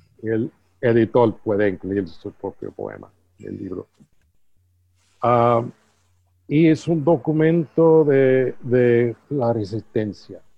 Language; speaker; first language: Spanish; early bilingual, heritage; English